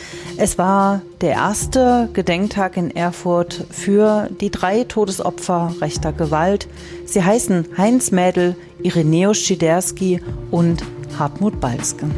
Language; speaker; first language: German; native; German